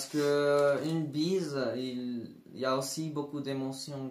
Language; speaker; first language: French; non-native, learner; Spanish